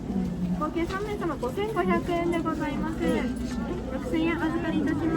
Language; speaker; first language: Japanese; native; Japanese